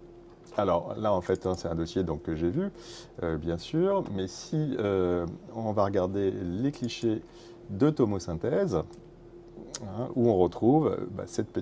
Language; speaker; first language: French; native; French